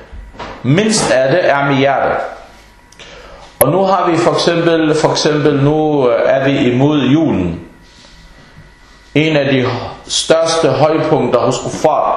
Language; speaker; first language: Danish; early bilingual, other home language; Arabic